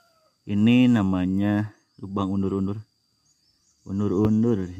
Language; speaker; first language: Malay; non-native, local second language; Sundanese